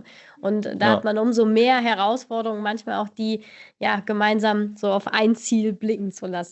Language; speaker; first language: German; native; German